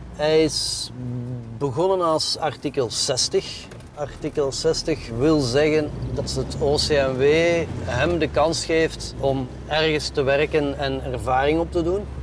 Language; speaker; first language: Dutch; native; Dutch